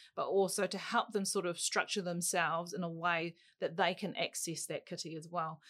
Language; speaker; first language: English; native; English